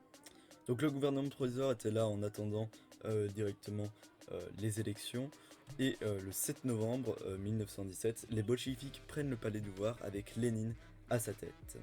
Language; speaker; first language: French; native; French